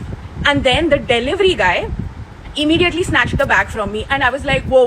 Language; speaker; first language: English; non-native, local second language; Hindi